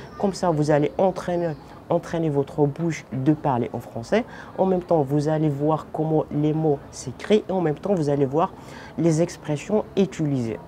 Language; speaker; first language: French; non-native, local second language; Arabic